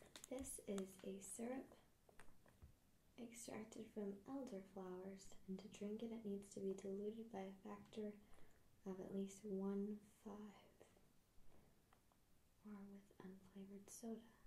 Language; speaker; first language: English; native; English